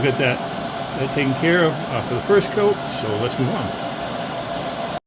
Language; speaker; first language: English; native; English